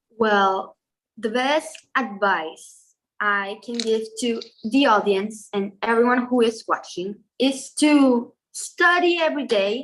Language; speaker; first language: English; non-native, fluent; Spanish